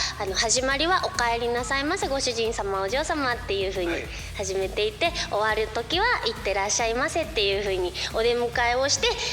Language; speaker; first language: Japanese; native; Japanese